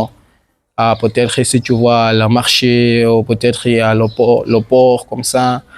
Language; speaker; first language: French; non-native, learner; Swahili